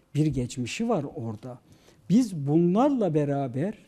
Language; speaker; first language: Turkish; native; Turkish